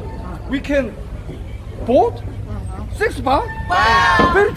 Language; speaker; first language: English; non-native, learner; Korean